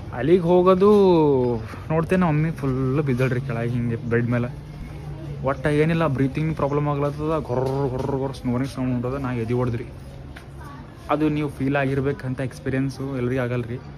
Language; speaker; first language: Kannada; native; Kannada